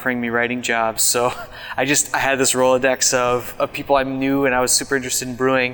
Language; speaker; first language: English; native; English